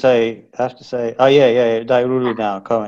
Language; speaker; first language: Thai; non-native, learner; English